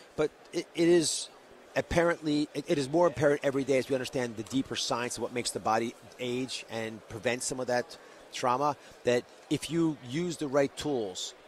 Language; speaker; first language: English; native; English